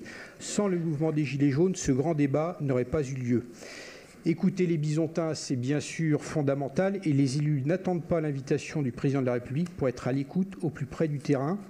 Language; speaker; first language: French; native; French